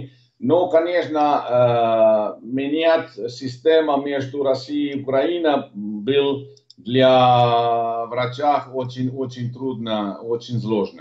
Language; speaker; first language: Russian; non-native, learner; Italian